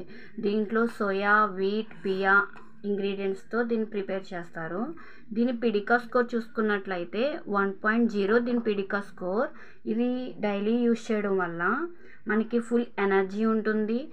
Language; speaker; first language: Telugu; native; Telugu